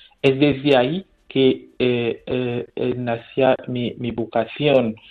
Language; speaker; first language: Spanish; non-native, fluent; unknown